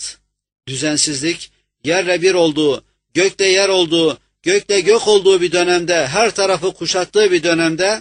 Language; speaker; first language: Turkish; native; Turkish